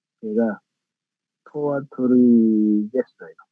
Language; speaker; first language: Korean; non-native, learner; Nepali